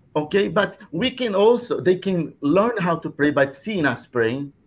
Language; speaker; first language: English; non-native, fluent; Portuguese